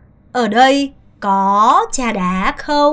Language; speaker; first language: Vietnamese; non-native, fluent; Korean